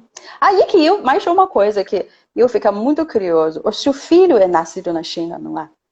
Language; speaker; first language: Portuguese; non-native, fluent; Chinese